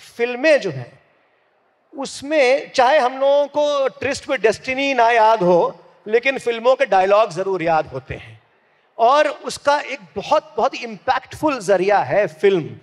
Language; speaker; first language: Hindi; native; Hindi